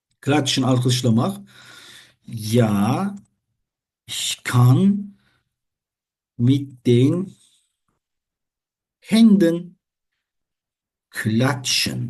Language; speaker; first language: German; non-native, fluent; Turkish